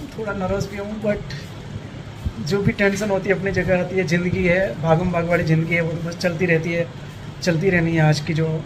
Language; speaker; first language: Hindi; non-native, local second language; Gujarati